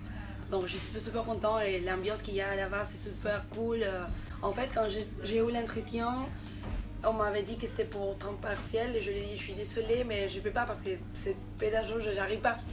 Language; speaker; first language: French; non-native, fluent; Spanish